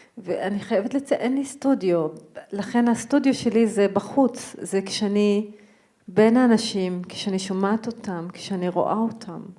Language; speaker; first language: Hebrew; non-native, local second language; Arabic